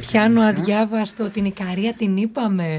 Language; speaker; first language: Greek; early bilingual, heritage; Greek